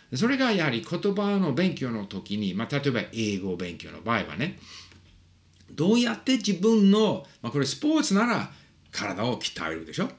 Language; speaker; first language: Japanese; non-native, fluent; English